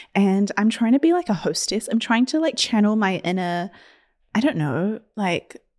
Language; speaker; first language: English; early bilingual, other home language; Hindi